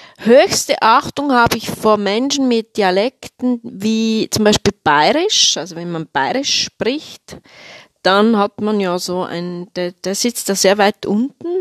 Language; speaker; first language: German; native; German